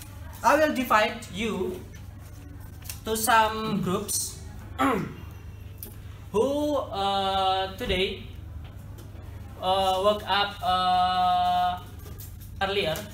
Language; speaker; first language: English; non-native, learner; Indonesian